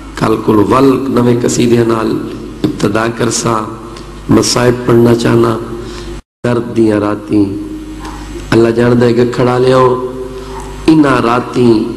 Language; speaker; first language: Punjabi; non-native, local second language; Saraiki